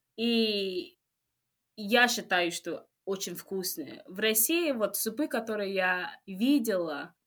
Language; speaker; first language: Russian; non-native, fluent; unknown